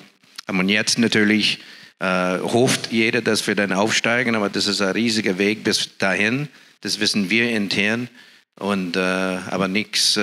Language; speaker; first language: German; non-native, fluent; English